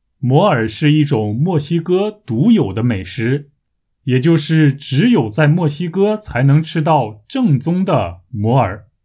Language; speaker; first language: Chinese; native; Chinese